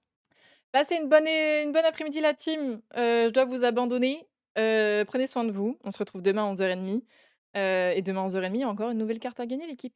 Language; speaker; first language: French; native; French